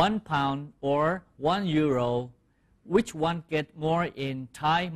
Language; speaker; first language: English; non-native, fluent; Thai